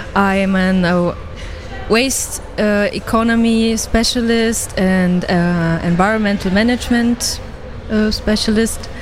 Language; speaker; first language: English; non-native, fluent; German